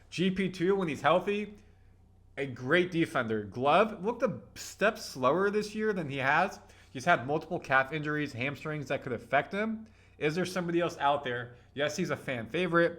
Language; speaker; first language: English; native; English